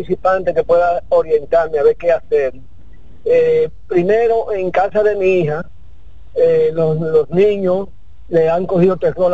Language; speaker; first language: Spanish; native; Spanish